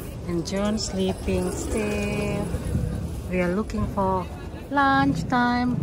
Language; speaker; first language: English; non-native, learner; Indonesian